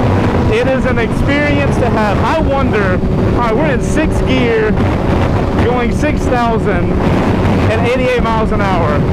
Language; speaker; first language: English; native; English